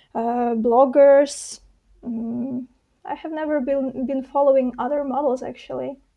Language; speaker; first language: English; non-native, fluent; Russian